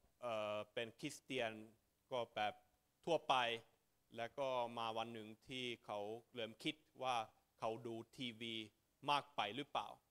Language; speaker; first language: Thai; non-native, fluent; Finnish